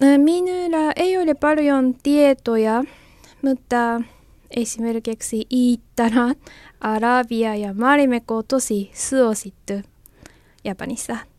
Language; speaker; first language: Finnish; non-native, learner; Japanese